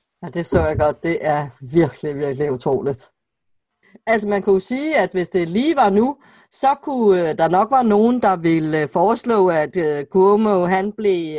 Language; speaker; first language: Danish; native; Danish